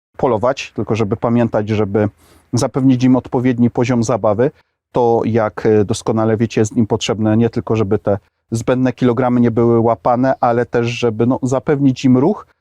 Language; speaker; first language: Polish; native; Polish